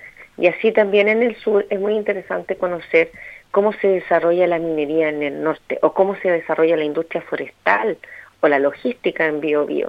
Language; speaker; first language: Spanish; native; Spanish